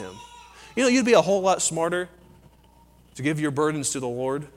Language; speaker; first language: English; native; English